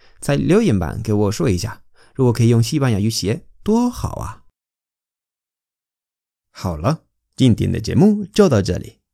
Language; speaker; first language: Chinese; non-native, fluent; Spanish